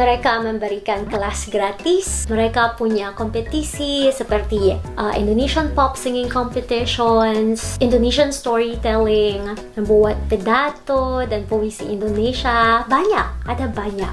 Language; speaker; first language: Indonesian; non-native, fluent; Filipino